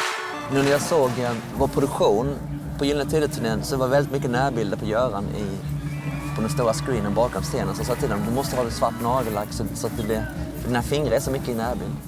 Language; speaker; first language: Swedish; native; Swedish